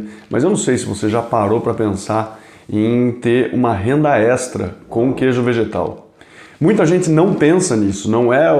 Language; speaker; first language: Portuguese; native; Portuguese